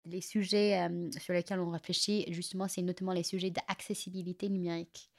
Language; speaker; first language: French; non-native, fluent; Chinese